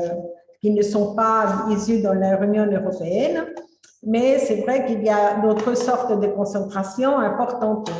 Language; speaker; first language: French; non-native, fluent; Spanish